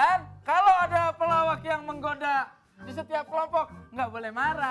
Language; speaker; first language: Indonesian; native; Indonesian